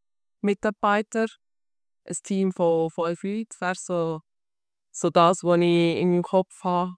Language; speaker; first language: German; native; German